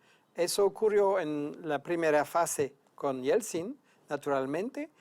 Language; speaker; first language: Spanish; non-native, fluent; French